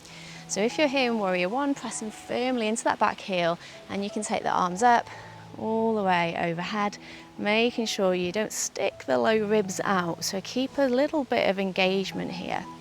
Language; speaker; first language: English; native; English